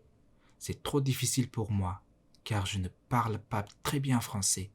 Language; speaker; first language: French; non-native, learner; Mongolian